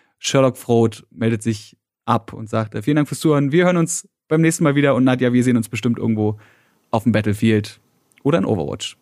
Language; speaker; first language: German; native; German